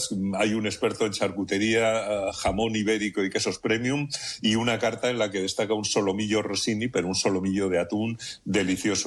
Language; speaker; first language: Spanish; native; Spanish